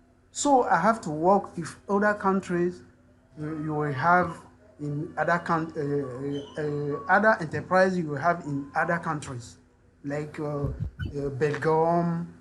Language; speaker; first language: English; non-native, learner; French